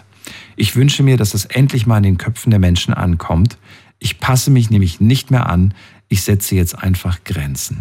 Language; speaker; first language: German; native; German